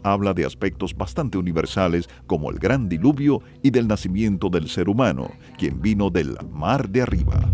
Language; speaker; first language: Spanish; native; Spanish